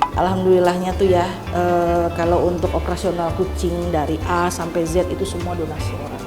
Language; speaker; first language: Indonesian; native; Indonesian